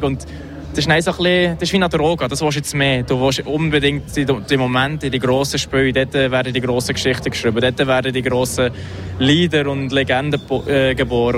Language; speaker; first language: German; native; German